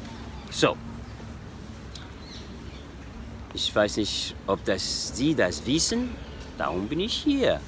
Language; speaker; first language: German; non-native, learner; French